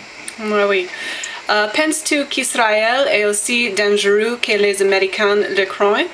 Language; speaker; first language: French; non-native, learner; English